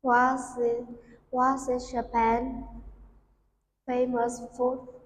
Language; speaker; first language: English; non-native, learner; Vietnamese